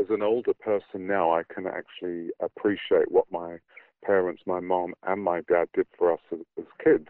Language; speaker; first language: English; native; English